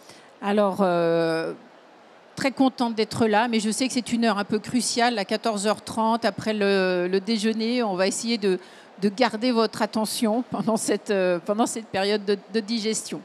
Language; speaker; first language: French; native; French